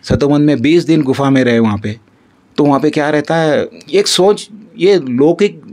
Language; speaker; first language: Hindi; non-native, local second language; Kannada